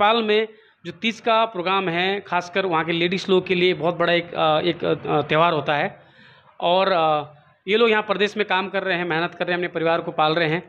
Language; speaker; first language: Hindi; native; Hindi